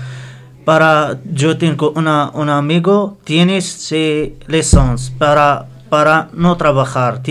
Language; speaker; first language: Spanish; non-native, learner; Arabic